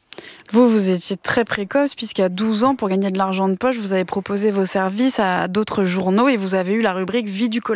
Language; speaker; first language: French; native; French